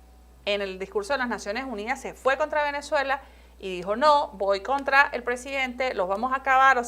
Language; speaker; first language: Spanish; native; Spanish